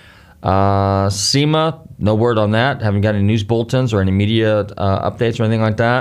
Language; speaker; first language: English; native; English